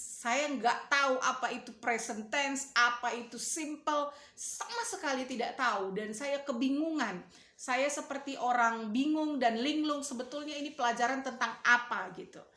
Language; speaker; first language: Indonesian; native; Indonesian